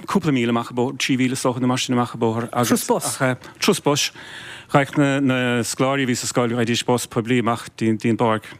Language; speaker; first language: Irish; non-native, local second language; English